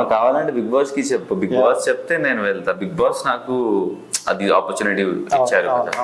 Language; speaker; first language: Telugu; non-native, local second language; Urdu